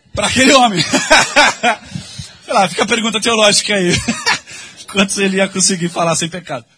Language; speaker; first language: Portuguese; native; Portuguese